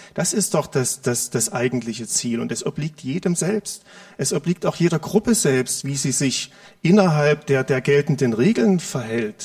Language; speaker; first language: German; native; German